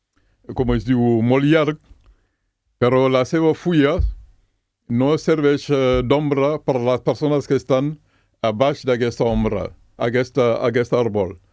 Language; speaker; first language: Catalan; non-native, fluent; Mandingo